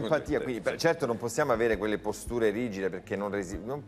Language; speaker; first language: Italian; native; Italian